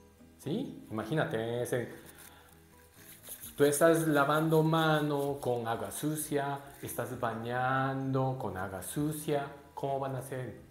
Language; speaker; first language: Spanish; non-native, learner; Japanese